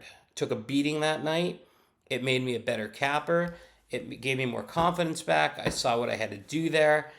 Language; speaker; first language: English; native; English